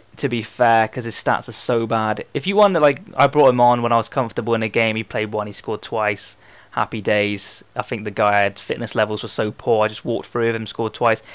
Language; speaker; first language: English; native; English